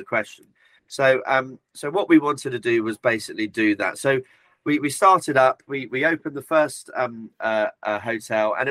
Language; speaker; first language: English; native; English